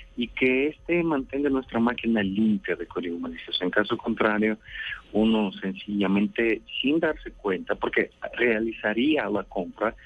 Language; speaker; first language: Spanish; non-native, fluent; Russian